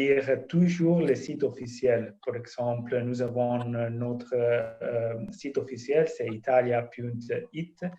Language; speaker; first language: French; non-native, fluent; Italian